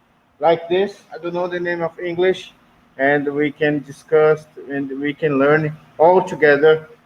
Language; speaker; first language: English; non-native, learner; Portuguese